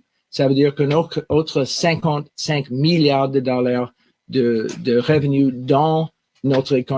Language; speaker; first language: French; non-native, local second language; English